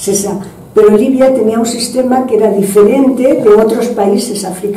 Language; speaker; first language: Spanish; non-native, fluent; French